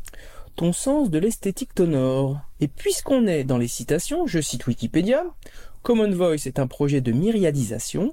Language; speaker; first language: French; native; French